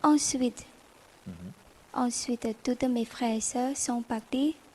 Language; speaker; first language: French; non-native, learner; Khmer